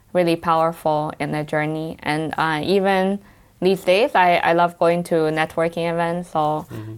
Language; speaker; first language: English; native; English